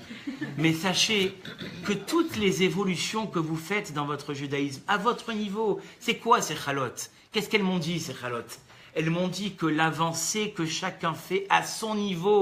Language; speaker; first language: French; native; French